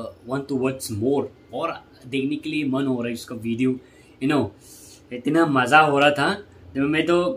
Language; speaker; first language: Hindi; non-native, local second language; Kok Borok